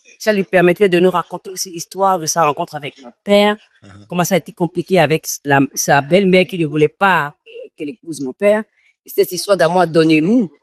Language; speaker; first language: French; non-native, local second language; Fon